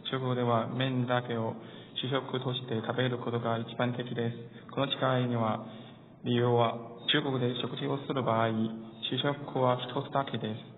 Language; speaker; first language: Japanese; non-native, fluent; Chinese